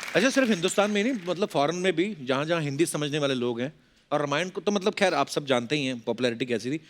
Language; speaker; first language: Hindi; non-native, local second language; Punjabi